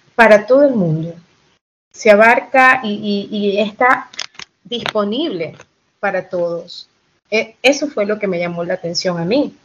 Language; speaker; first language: Spanish; early bilingual, heritage; Spanish